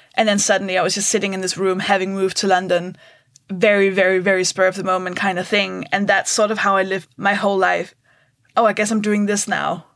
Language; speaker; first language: English; non-native, fluent; Danish